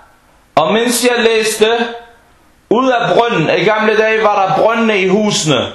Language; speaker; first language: Danish; non-native, fluent; Arabic